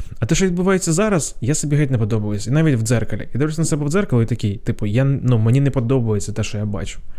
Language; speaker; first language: Ukrainian; non-native, local second language; Russian